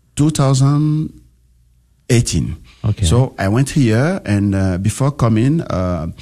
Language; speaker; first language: English; non-native, learner; French